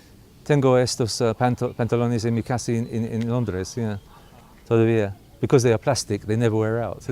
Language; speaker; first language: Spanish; non-native, learner; English